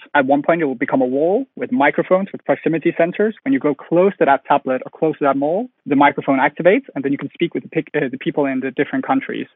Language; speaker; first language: English; non-native, fluent; Danish